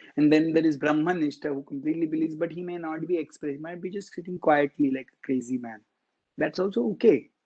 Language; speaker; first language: English; non-native, local second language; Marathi